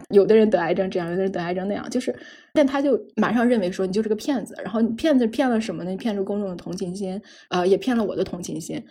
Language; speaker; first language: Chinese; native; Chinese